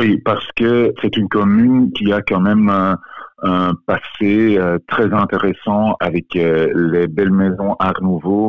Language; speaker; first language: French; non-native, local second language; Dutch